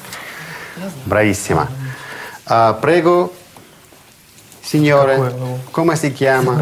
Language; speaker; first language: Italian; non-native, fluent; Russian